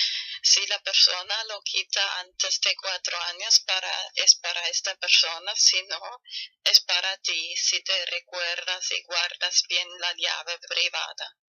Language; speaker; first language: Spanish; non-native, fluent; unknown